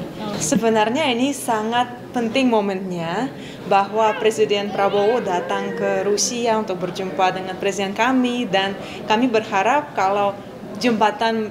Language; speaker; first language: Indonesian; non-native, fluent; Russian